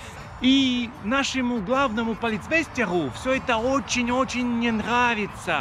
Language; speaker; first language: Russian; native; Russian